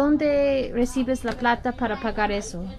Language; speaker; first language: Spanish; non-native, fluent; English